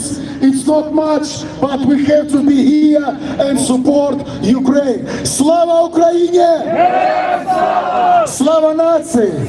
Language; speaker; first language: English; non-native, fluent; Ukrainian